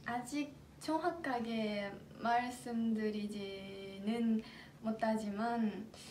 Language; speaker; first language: Korean; non-native, fluent; Japanese